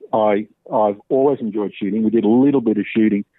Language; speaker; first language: English; native; English